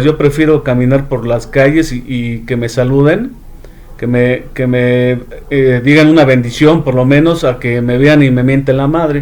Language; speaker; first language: Spanish; native; Spanish